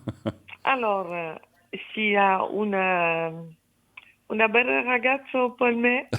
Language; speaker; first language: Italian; non-native, learner; French